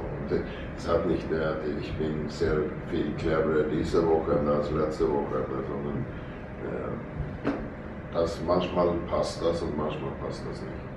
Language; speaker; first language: German; non-native, fluent; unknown